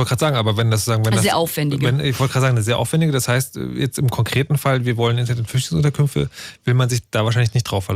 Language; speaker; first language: German; native; German